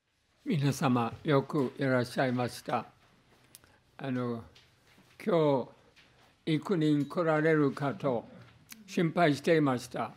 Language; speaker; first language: Japanese; non-native, fluent; English